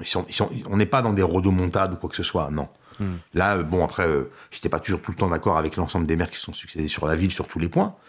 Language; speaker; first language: French; early bilingual, other home language; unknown